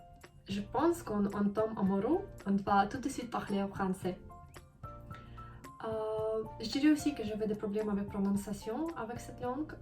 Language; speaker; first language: French; non-native, fluent; Ukrainian